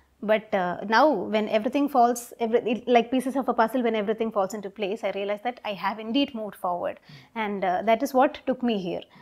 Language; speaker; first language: English; non-native, local second language; Malayalam